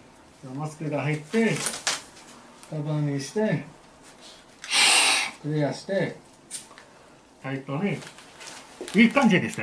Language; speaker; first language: Japanese; non-native, learner; English